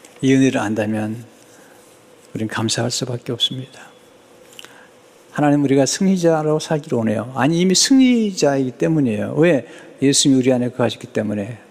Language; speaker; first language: Korean; native; Korean